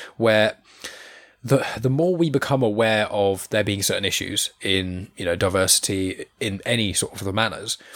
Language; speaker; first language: English; native; English